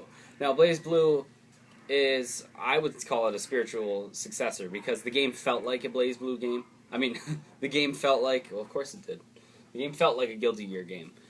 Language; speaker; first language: English; native; English